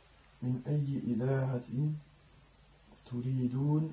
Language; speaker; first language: Arabic; non-native, learner; French